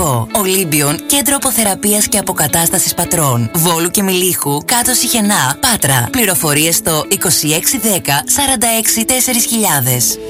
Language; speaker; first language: Greek; native; Greek